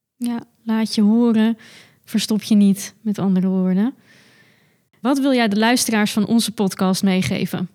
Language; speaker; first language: Dutch; native; Dutch